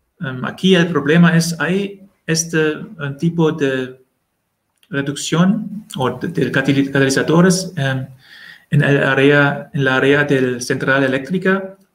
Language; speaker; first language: Spanish; non-native, learner; German